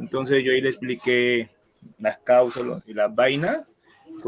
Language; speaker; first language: Spanish; native; Spanish